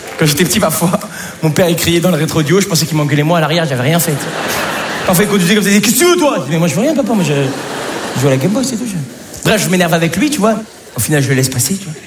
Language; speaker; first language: French; native; French